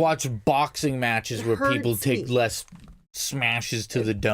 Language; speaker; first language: English; native; English